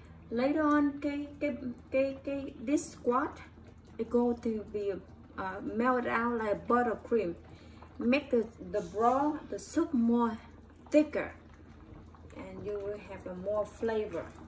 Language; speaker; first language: English; non-native, learner; Vietnamese